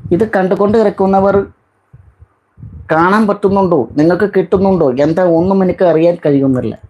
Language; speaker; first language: Malayalam; non-native, learner; Bangla